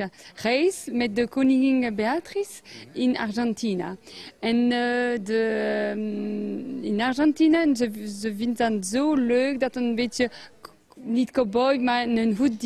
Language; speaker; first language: Dutch; non-native, learner; French